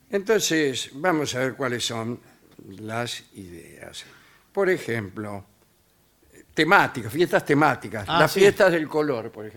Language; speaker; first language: Spanish; native; Spanish